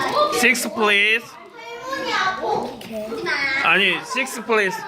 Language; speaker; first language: English; non-native, fluent; Korean